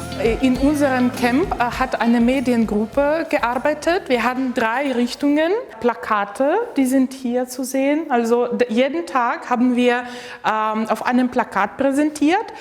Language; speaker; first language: German; non-native, fluent; Ukrainian